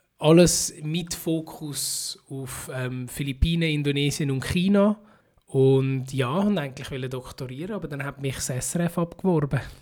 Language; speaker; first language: German; early bilingual, other home language; Filipino